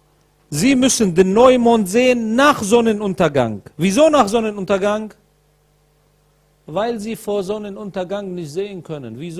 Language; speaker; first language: German; non-native, fluent; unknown